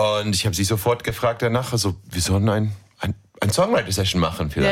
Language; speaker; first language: German; non-native, fluent; English